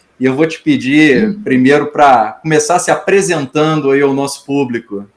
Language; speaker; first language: Portuguese; native; Portuguese